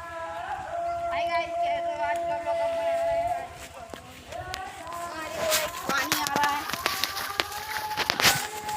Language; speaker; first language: Hindi; non-native, local second language; Gujarati